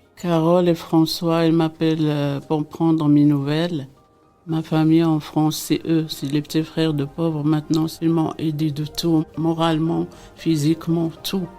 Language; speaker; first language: French; non-native, local second language; Arabic